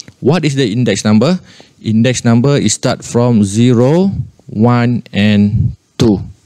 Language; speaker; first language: English; non-native, local second language; Malay